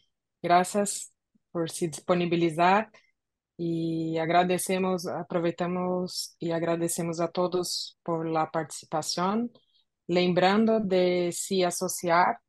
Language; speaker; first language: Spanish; non-native, learner; Portuguese